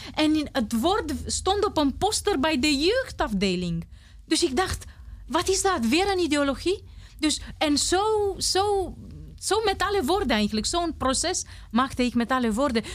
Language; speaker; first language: Dutch; non-native, fluent; Romanian